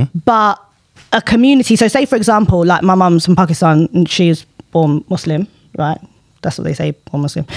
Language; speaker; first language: English; native; English